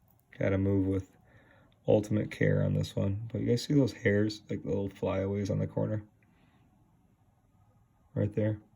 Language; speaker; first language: English; native; English